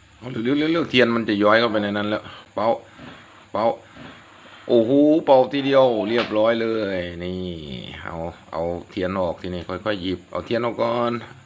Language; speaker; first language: Thai; native; Thai